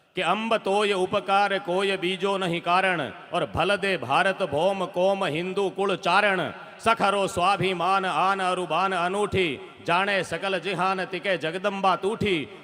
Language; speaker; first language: Hindi; non-native, local second language; Rajasthani